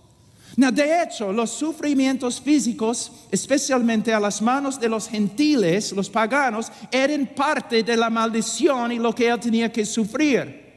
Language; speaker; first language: Spanish; non-native, fluent; English